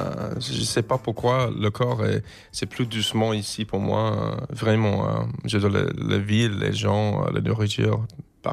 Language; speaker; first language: French; non-native, learner; English